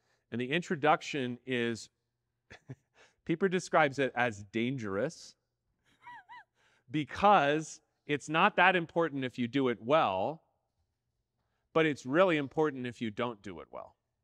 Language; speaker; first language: English; native; English